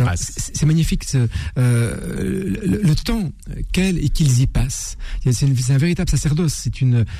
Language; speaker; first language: French; native; French